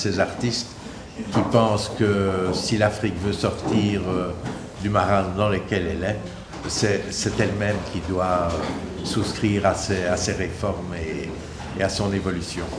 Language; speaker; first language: French; native; French